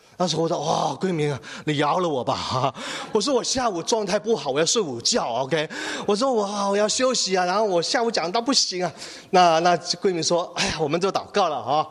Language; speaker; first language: Chinese; native; Chinese